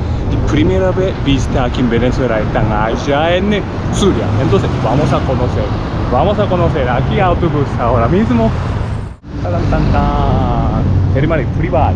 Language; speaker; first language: Spanish; non-native, learner; Japanese